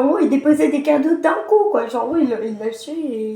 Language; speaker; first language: French; native; French